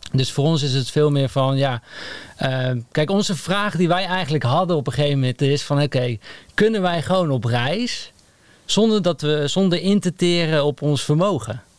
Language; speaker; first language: Dutch; native; Dutch